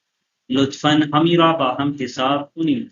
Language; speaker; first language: Persian; non-native, fluent; Urdu